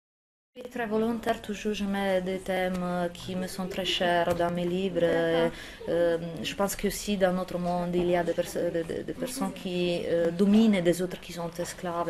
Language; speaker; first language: French; non-native, fluent; Italian